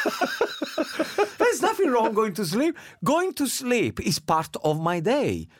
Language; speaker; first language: English; non-native, fluent; Italian